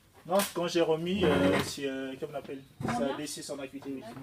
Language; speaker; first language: French; native; French